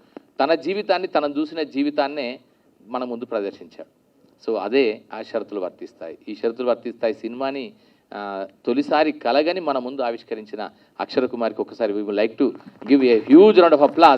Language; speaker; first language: Telugu; native; Telugu